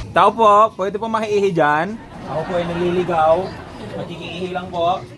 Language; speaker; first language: Filipino; native; Filipino